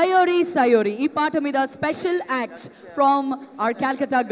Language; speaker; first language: Telugu; native; Telugu